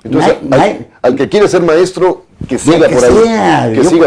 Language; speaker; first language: Spanish; native; Spanish